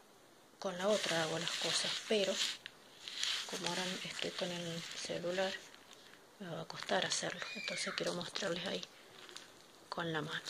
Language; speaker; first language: Spanish; native; Spanish